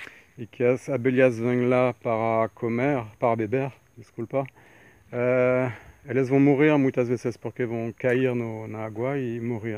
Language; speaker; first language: Portuguese; non-native, fluent; French